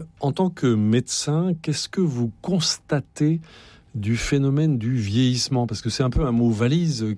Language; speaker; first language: French; native; French